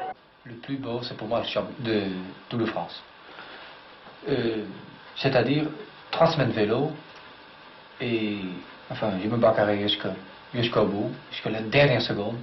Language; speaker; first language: French; non-native, fluent; Dutch